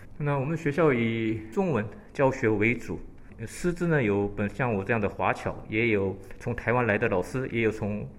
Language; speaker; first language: Chinese; early bilingual, heritage; Chinese